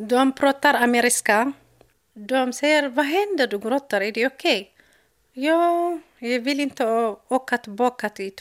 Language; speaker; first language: Swedish; non-native, learner; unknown